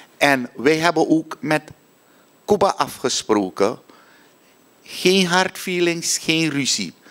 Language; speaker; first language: Dutch; native; Dutch